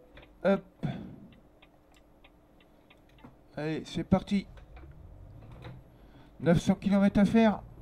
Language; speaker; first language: French; native; French